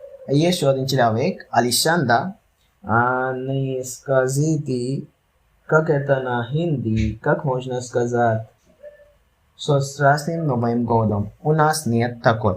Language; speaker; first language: Russian; non-native, learner; Hindi